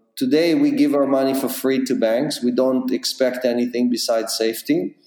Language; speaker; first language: English; non-native, fluent; Russian